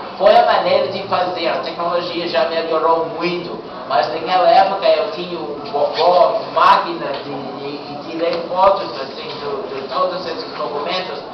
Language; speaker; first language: Portuguese; non-native, fluent; English